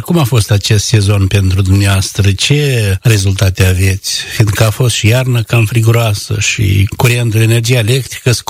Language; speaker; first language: Romanian; native; Romanian